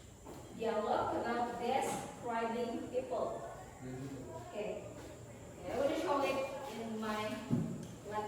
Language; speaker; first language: English; non-native, local second language; Indonesian